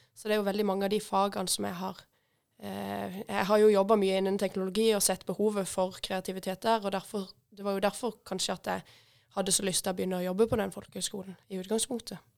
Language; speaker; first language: Norwegian; native; Norwegian